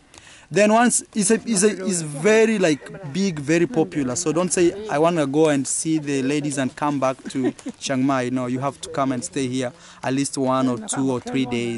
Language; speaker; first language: English; non-native, learner; Swahili